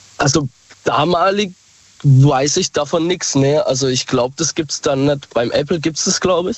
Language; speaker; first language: German; native; German